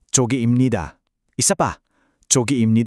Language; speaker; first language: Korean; non-native, fluent; Filipino